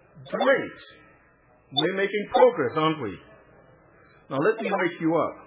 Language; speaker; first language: English; non-native, fluent; Dutch